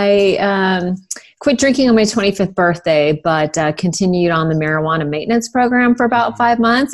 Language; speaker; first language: English; native; English